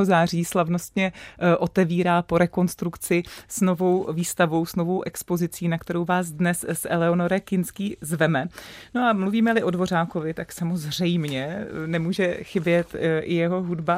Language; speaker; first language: Czech; native; Czech